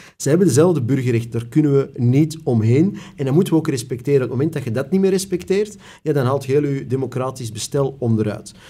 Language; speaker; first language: Dutch; native; Dutch